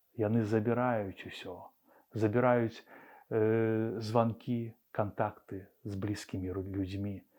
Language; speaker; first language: Belarusian; non-native, local second language; Russian